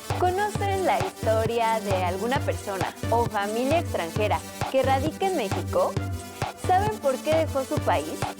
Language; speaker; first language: Spanish; native; Spanish